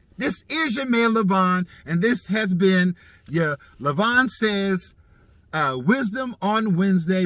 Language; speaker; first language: English; native; English